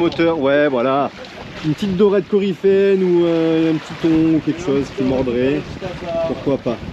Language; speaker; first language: French; native; French